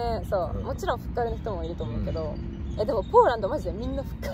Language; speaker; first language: Japanese; non-native, fluent; Polish